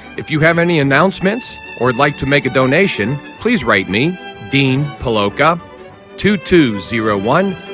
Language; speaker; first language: English; native; English